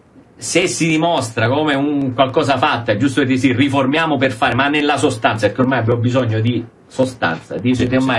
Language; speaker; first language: Italian; native; Italian